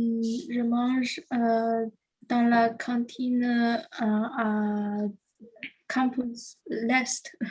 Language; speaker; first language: French; non-native, learner; Chinese